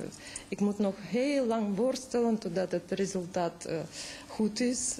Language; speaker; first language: Dutch; non-native, fluent; Russian